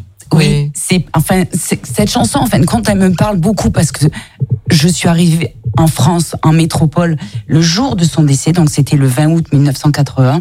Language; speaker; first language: French; native; French